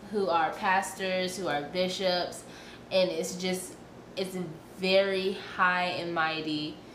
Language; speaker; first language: English; native; English